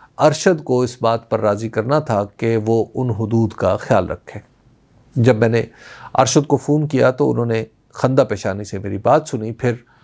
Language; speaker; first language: Urdu; non-native, local second language; Punjabi